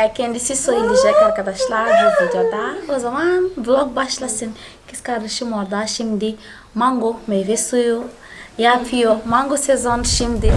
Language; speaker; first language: Turkish; non-native, fluent; Portuguese